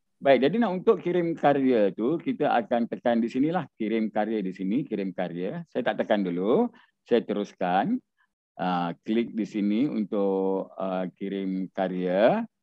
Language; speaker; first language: Malay; native; Malay